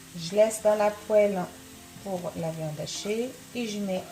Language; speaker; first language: French; non-native, local second language; Arabic